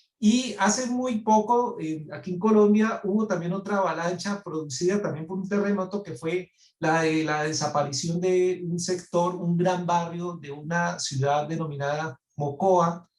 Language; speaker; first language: Spanish; native; Spanish